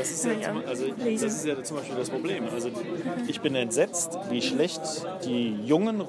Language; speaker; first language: German; native; German